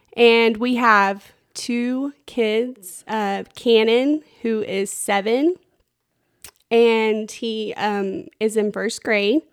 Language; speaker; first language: English; native; English